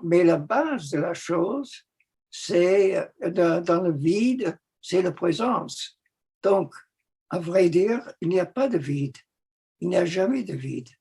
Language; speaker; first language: French; non-native, fluent; English